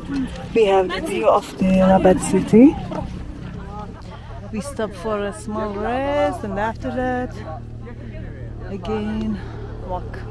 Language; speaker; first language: English; non-native, learner; Kurdish